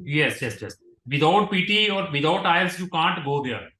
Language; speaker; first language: English; non-native, local second language; Hindi